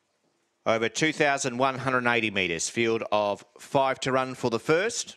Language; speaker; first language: English; native; English